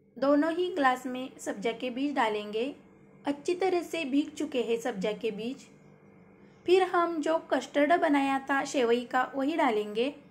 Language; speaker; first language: Hindi; non-native, local second language; Marathi